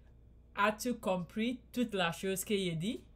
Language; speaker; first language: French; non-native, learner; English